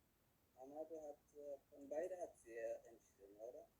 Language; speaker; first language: German; non-native, learner; Tigrinya